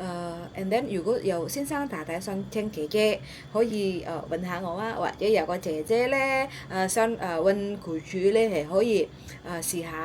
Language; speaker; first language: Cantonese; non-native, fluent; Indonesian